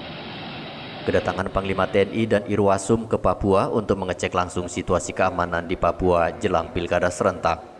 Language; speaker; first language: Indonesian; native; Indonesian